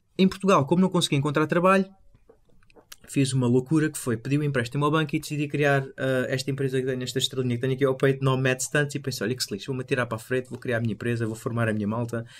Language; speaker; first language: Portuguese; native; Portuguese